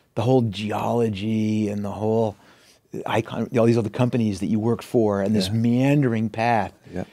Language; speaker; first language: English; native; English